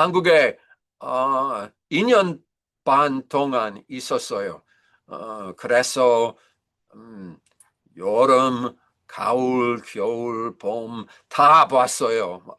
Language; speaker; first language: Korean; non-native, learner; English